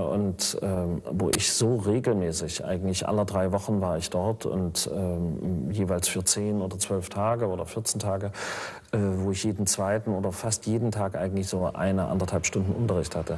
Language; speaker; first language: German; native; German